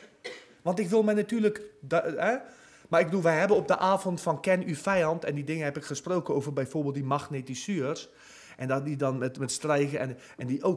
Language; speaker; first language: Dutch; non-native, fluent; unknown